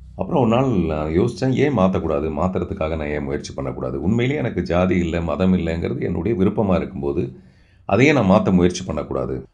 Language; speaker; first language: Tamil; non-native, local second language; Telugu